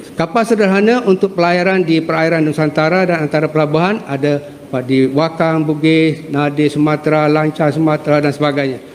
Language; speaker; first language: Malay; native; Malay